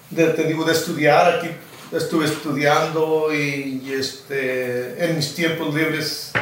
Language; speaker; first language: Spanish; native; Spanish